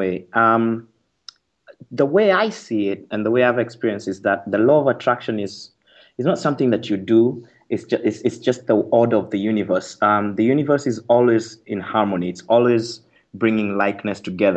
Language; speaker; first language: English; non-native, local second language; Kikuyu